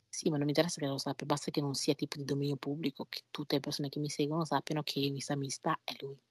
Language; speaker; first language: Italian; native; Italian